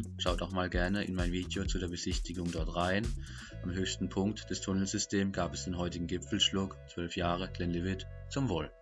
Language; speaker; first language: German; native; German